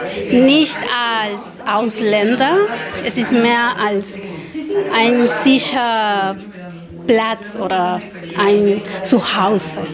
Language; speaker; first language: German; non-native, learner; Spanish